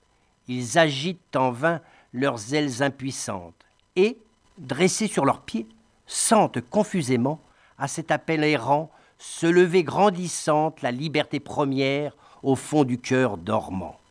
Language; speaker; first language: French; native; French